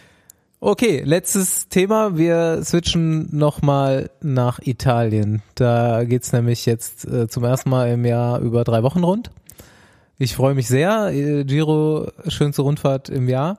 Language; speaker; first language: German; native; German